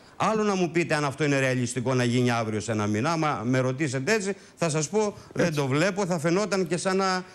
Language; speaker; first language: Greek; native; Greek